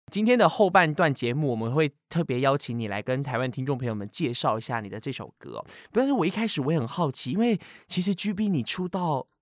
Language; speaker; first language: Chinese; native; Chinese